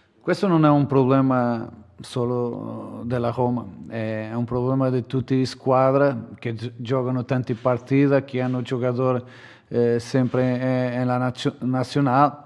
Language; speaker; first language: Italian; non-native, fluent; Portuguese